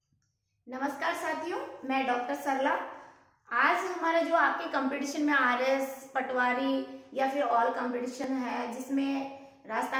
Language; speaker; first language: Hindi; native; Hindi